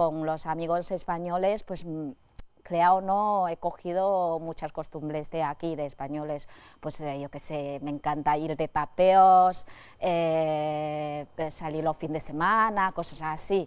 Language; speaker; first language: Spanish; non-native, fluent; Chinese